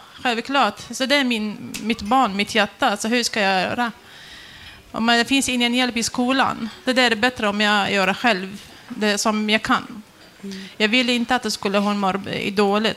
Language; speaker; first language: Swedish; non-native, learner; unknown